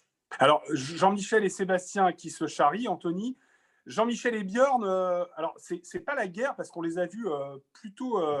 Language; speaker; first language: French; native; French